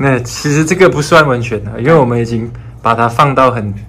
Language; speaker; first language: Chinese; native; Chinese